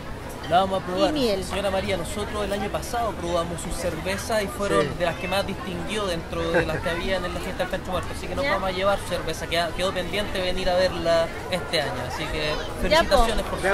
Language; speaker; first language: Spanish; native; Spanish